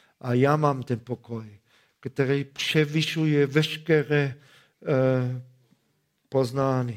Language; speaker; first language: Czech; non-native, fluent; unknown